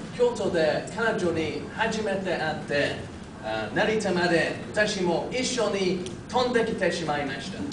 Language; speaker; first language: Japanese; non-native, fluent; English